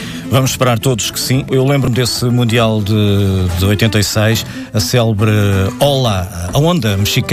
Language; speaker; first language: Portuguese; native; Portuguese